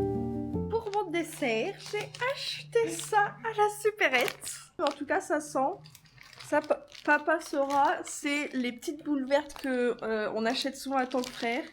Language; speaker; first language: French; native; French